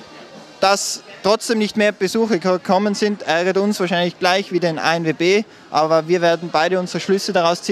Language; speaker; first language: German; native; German